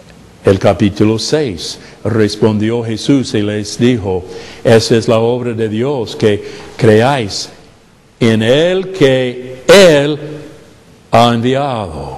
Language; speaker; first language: Spanish; non-native, fluent; English